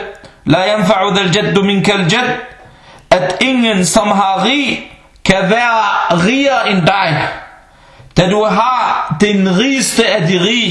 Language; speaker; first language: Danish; non-native, fluent; Arabic